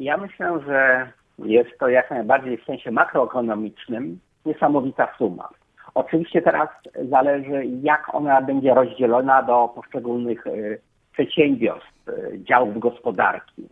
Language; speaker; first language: Polish; native; Polish